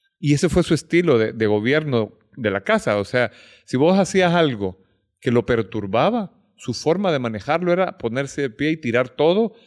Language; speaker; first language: Spanish; native; Spanish